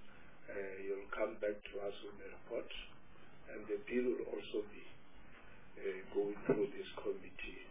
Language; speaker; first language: English; non-native, local second language; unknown